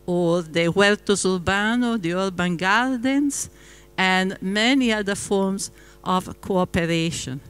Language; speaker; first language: English; non-native, fluent; Italian